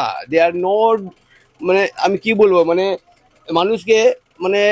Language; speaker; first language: Bangla; non-native, local second language; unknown